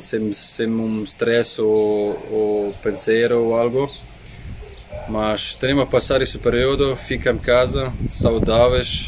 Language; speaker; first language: Portuguese; non-native, learner; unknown